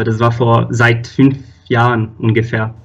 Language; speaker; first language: German; non-native, fluent; Arabic